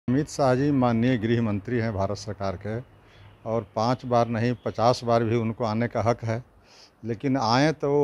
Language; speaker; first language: Hindi; native; Hindi